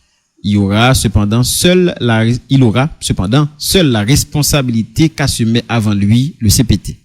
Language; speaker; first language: French; non-native, local second language; Haitian Creole